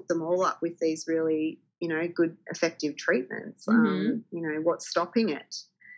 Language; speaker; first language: English; native; English